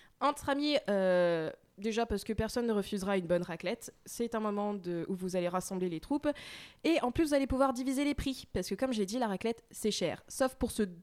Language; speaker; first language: French; native; French